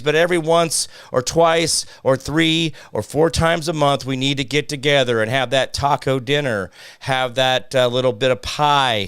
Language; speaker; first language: English; native; English